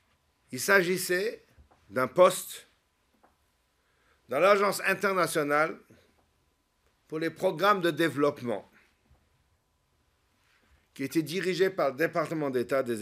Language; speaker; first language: French; native; French